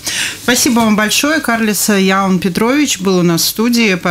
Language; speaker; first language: Russian; native; Russian